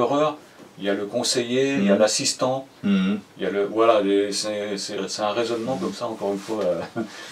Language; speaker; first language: French; native; French